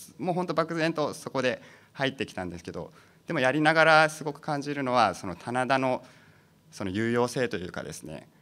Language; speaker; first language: Japanese; native; Japanese